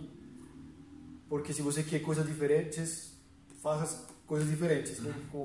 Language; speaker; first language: Portuguese; non-native, fluent; Spanish